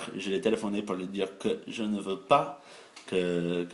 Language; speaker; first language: French; non-native, fluent; English